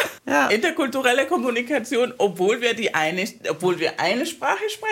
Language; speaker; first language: German; non-native, fluent; Spanish